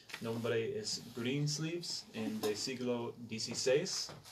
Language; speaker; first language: Spanish; non-native, learner; English